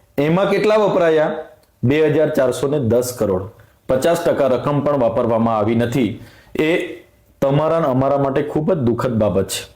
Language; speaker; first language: Gujarati; non-native, local second language; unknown